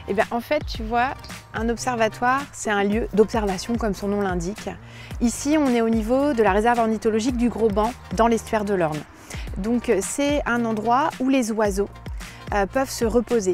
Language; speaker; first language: French; native; French